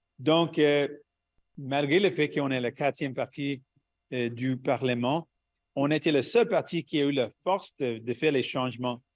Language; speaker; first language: French; non-native, local second language; English